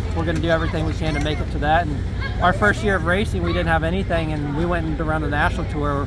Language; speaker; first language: English; native; English